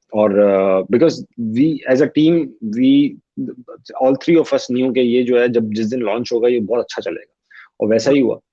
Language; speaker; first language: Urdu; native; Urdu